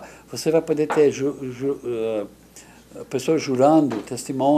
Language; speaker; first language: Portuguese; non-native, fluent; English